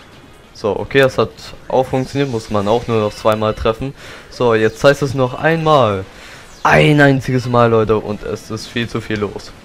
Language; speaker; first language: German; native; German